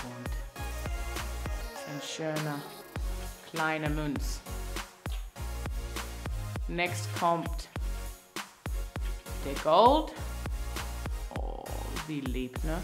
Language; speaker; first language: German; non-native, learner; English